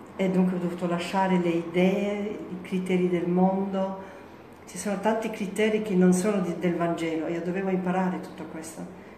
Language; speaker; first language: Italian; non-native, fluent; German